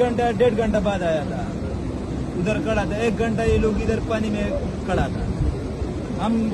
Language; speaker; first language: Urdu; non-native, local second language; Pashto